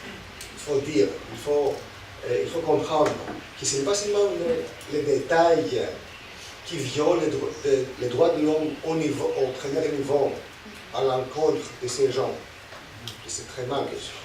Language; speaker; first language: French; non-native, fluent; Greek